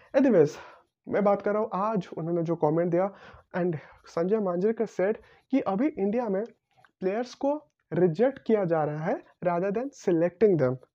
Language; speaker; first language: Hindi; non-native, local second language; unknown